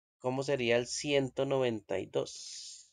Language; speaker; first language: Spanish; native; Spanish